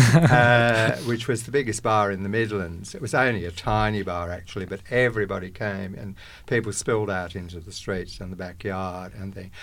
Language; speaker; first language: English; native; English